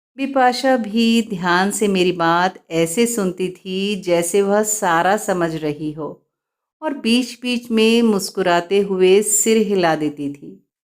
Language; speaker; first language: Hindi; native; Hindi